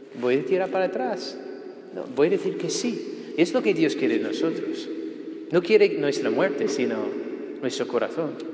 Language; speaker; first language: Spanish; non-native, fluent; English